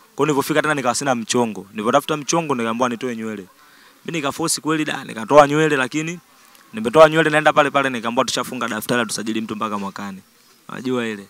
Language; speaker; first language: Swahili; native; Swahili